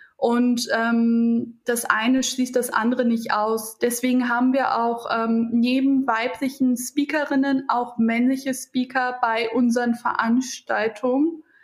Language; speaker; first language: German; early bilingual, other home language; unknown